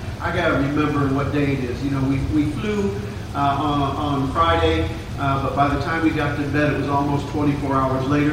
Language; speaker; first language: English; native; English